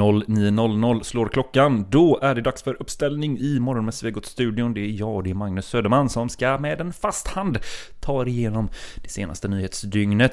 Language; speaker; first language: Swedish; native; Swedish